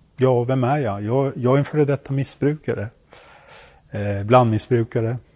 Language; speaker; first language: Swedish; early bilingual, other home language; Finnish